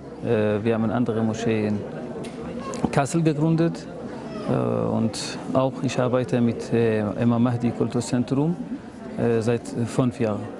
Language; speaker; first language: German; non-native, fluent; Persian